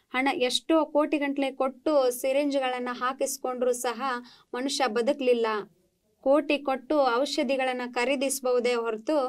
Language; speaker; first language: Kannada; native; Kannada